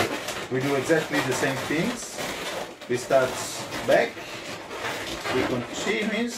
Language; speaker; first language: English; non-native, learner; Italian